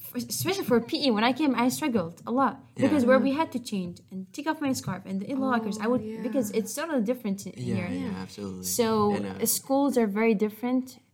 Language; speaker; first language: English; non-native, fluent; Arabic